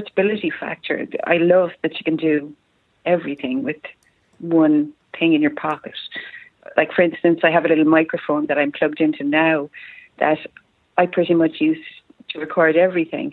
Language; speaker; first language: English; native; English